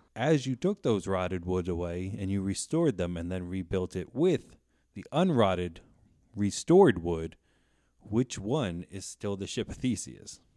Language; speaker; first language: English; native; English